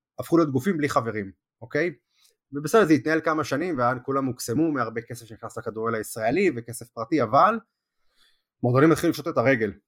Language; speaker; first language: Hebrew; native; Hebrew